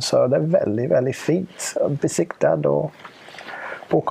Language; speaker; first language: Swedish; non-native, fluent; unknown